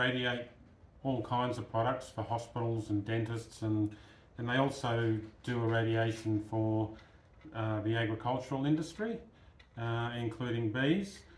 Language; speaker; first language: English; native; English